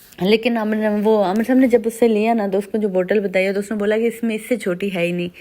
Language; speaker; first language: Hindi; non-native, local second language; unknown